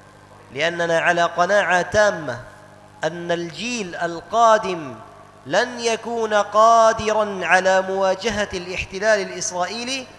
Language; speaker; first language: Arabic; native; Arabic